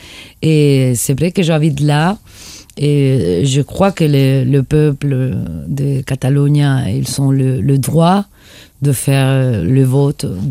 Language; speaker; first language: French; non-native, fluent; Spanish